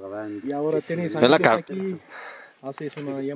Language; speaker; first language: Spanish; non-native, learner; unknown